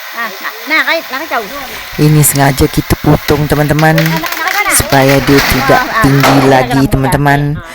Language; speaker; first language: Malay; native; Malay